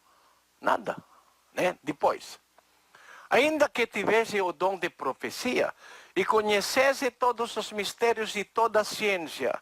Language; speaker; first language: Portuguese; non-native, learner; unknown